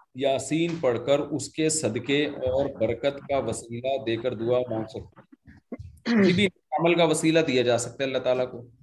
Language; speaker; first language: Urdu; native; Urdu